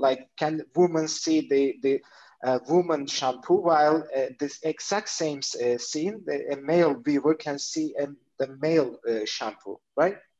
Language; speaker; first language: English; non-native, fluent; Turkish